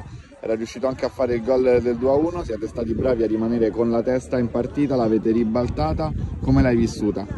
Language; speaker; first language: Italian; native; Italian